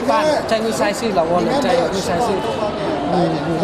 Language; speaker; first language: Chinese; non-native, learner; Lao